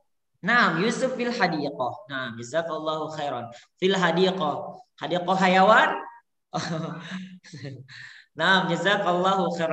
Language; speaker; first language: Arabic; non-native, learner; Indonesian